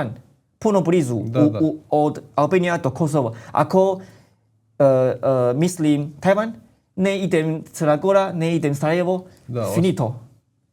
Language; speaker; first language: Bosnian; non-native, learner; Chinese